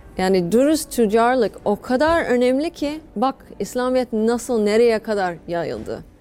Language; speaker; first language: Turkish; non-native, fluent; English